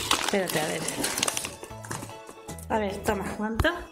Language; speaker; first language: Spanish; native; Spanish